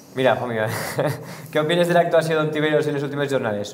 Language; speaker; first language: Spanish; non-native, local second language; Catalan